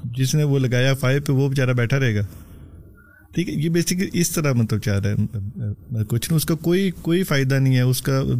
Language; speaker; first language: Urdu; non-native, local second language; Punjabi